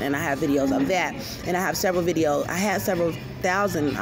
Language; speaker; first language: English; native; English